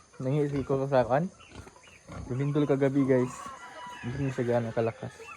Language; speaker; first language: Filipino; non-native, local second language; Cebuano